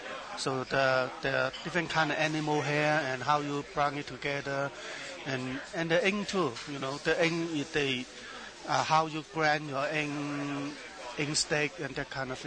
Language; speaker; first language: English; non-native, learner; Chinese